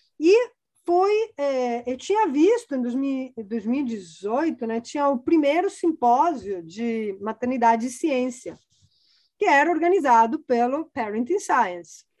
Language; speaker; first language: Portuguese; non-native, fluent; Italian